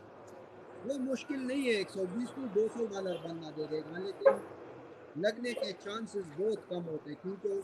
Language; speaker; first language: Hindi; non-native, local second language; Pashto